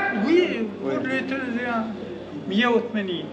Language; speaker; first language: French; non-native, local second language; Arabic